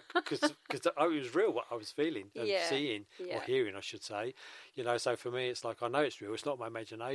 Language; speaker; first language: English; native; English